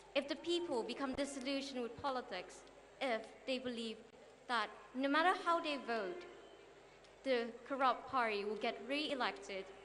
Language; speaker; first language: English; non-native, fluent; Thai